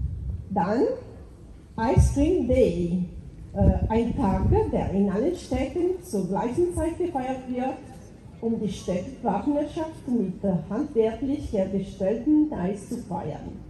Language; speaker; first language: German; non-native, fluent; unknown